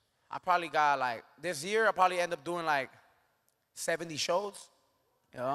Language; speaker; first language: English; early bilingual, other home language; Spanish